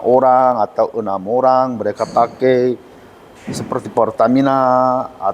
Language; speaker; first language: Indonesian; non-native, learner; Korean